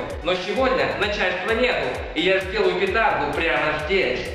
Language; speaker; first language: Russian; native; Russian